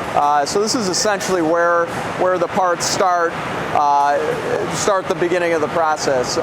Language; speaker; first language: English; native; English